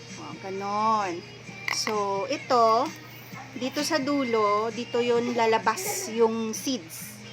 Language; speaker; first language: Filipino; non-native, local second language; Hiligaynon